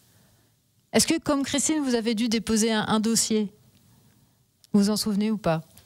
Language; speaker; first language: French; native; French